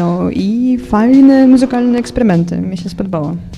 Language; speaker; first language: Polish; non-native, fluent; Ukrainian